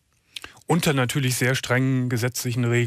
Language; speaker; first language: German; native; German